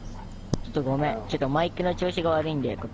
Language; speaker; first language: Japanese; native; Japanese